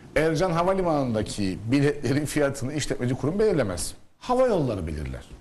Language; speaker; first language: Turkish; native; Turkish